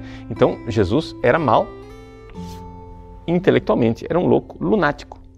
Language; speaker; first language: Portuguese; native; Portuguese